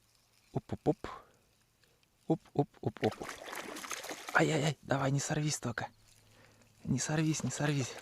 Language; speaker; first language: Russian; native; Russian